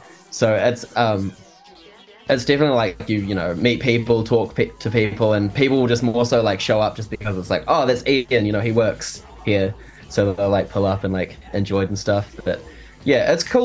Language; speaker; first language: English; native; English